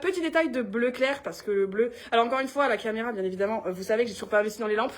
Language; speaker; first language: French; native; French